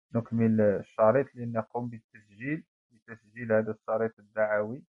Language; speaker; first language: Arabic; native; Arabic